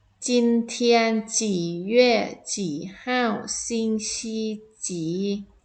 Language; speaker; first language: Chinese; non-native, fluent; Thai